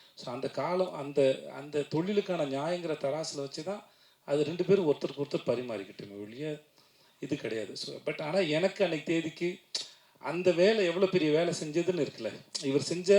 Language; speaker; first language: Tamil; native; Tamil